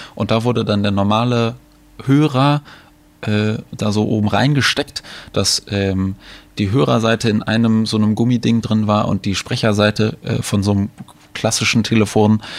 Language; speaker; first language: German; native; German